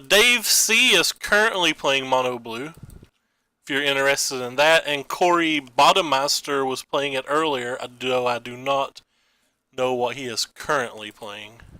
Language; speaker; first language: English; native; English